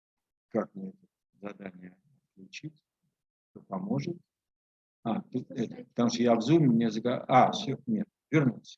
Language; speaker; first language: Russian; native; Russian